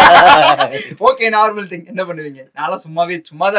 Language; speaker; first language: Tamil; native; Tamil